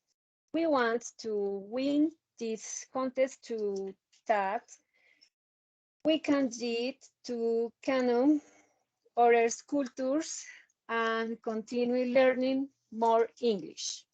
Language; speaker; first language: English; non-native, learner; Spanish